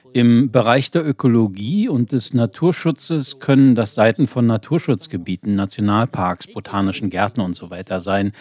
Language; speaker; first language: German; non-native, fluent; Ukrainian